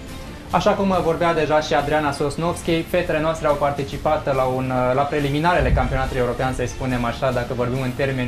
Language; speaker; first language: Romanian; native; Romanian